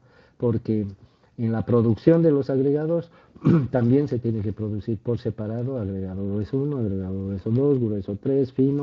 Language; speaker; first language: Spanish; native; Spanish